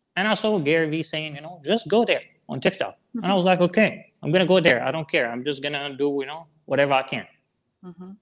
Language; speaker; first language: English; non-native, fluent; Arabic